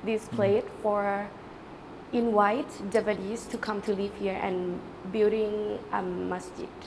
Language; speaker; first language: English; non-native, learner; Thai